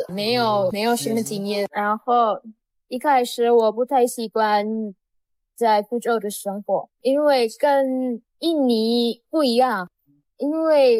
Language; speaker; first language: Chinese; non-native, fluent; Indonesian